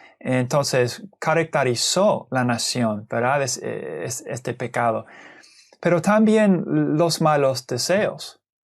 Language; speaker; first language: Spanish; non-native, fluent; English